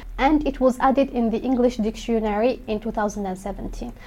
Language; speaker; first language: English; non-native, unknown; Arabic